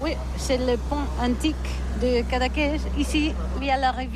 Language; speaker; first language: French; non-native, learner; Catalan